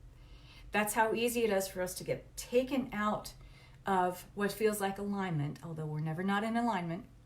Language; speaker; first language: English; native; English